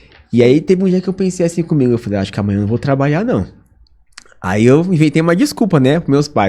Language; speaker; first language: Portuguese; native; Portuguese